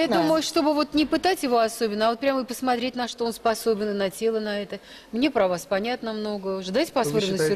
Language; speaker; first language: Russian; native; Russian